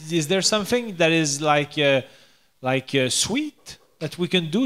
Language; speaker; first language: English; non-native, learner; French